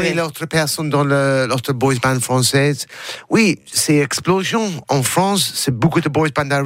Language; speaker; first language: French; non-native, learner; English